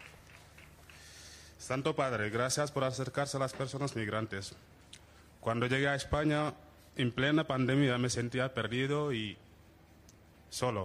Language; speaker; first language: Spanish; non-native, fluent; Wolof